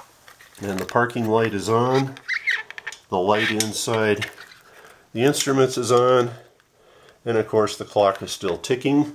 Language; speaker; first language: English; native; English